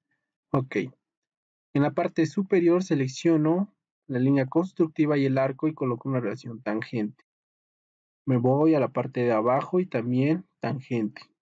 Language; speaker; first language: Spanish; native; Spanish